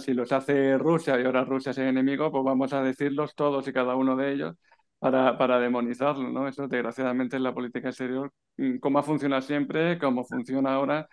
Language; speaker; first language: Spanish; native; Spanish